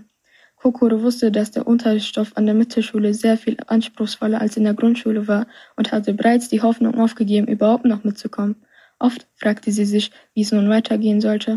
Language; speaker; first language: German; native; German